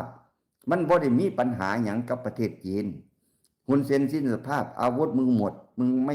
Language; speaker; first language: Thai; non-native, local second language; Lao